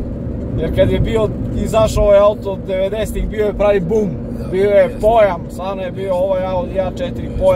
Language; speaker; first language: Serbian; native; Serbian